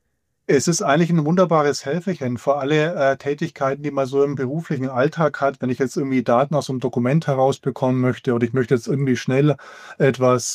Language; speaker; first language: German; native; German